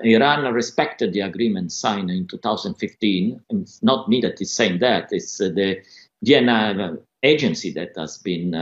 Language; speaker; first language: English; non-native, fluent; Italian